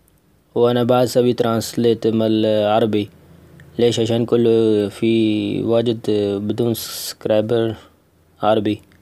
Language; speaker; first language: Arabic; non-native, learner; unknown